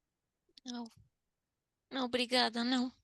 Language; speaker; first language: Portuguese; non-native, fluent; Spanish